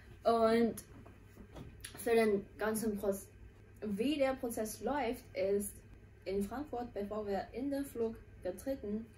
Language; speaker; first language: German; non-native, fluent; Chinese